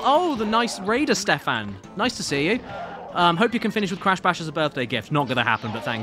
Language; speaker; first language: English; native; English